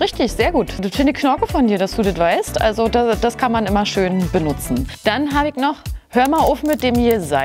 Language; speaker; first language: German; native; German